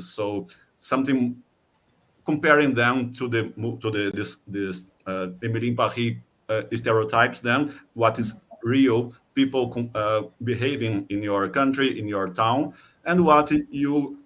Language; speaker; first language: English; non-native, fluent; Portuguese